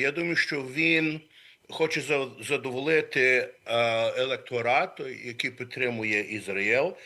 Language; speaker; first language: Ukrainian; early bilingual, heritage; Ukrainian